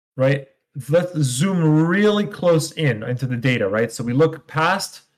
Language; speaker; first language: English; non-native, fluent; Hebrew